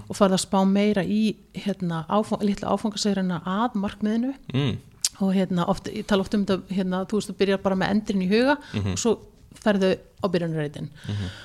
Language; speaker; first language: Icelandic; early bilingual, heritage; Icelandic